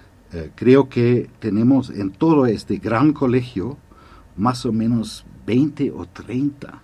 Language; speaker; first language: Spanish; non-native, fluent; German